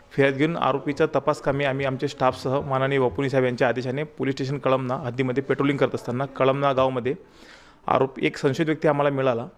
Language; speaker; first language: Marathi; native; Marathi